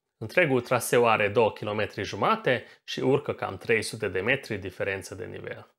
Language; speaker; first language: Romanian; non-native, local second language; Hungarian